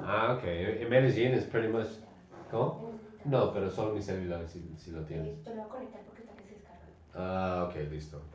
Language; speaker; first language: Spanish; non-native, fluent; English